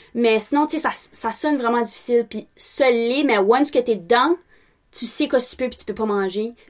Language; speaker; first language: French; native; French